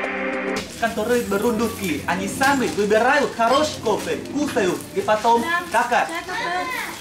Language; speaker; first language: Russian; non-native, learner; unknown